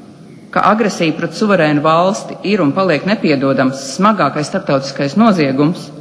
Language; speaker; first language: Latvian; native; Latvian